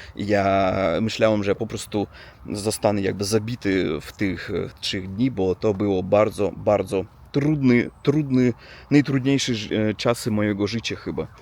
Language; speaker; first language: Polish; non-native, learner; Russian